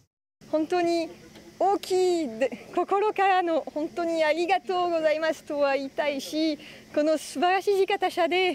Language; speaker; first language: Japanese; non-native, fluent; French